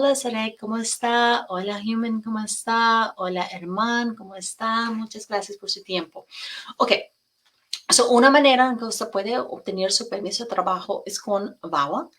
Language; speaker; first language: Spanish; non-native, fluent; English